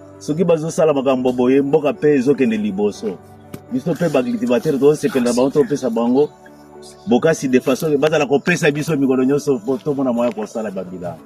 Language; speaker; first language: Lingala; non-native, local second language; Luba-Lulua